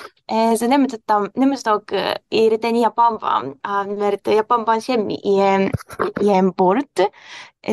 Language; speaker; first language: Hungarian; non-native, learner; Japanese